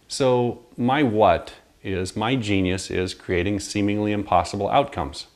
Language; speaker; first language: English; native; English